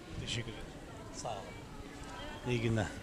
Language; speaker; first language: Turkish; native; Turkish